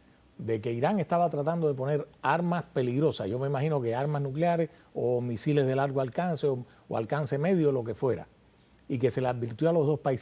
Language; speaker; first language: Spanish; native; Spanish